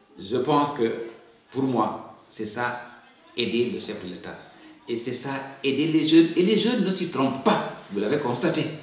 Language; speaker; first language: French; non-native, local second language; Wolof